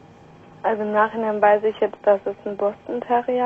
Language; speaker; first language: German; native; German